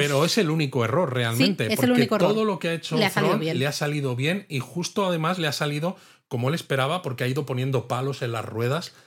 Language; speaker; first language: Spanish; native; Spanish